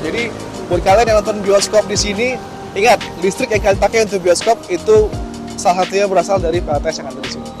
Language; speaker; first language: Indonesian; native; Indonesian